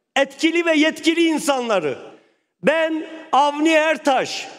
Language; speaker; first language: Turkish; native; Turkish